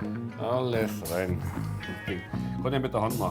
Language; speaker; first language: German; native; German